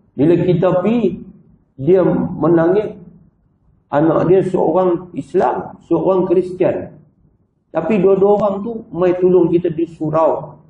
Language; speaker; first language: Malay; native; Malay